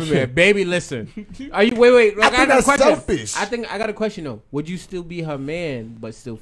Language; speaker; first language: English; native; English